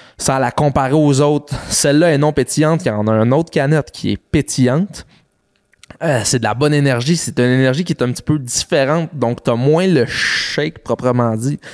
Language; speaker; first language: French; native; French